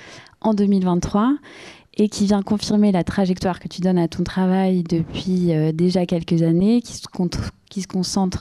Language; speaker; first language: French; native; French